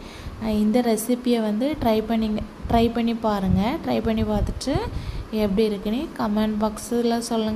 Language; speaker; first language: Tamil; native; Tamil